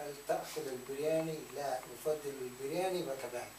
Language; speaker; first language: Arabic; non-native, learner; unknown